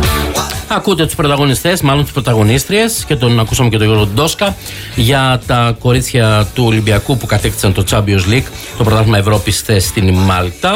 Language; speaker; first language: Greek; native; Greek